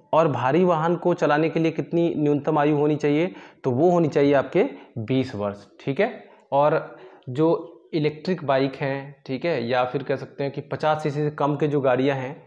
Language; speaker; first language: Hindi; native; Hindi